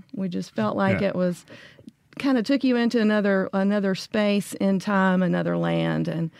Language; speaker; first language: English; native; English